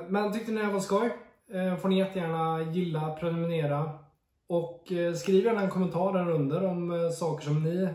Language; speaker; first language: Swedish; native; Swedish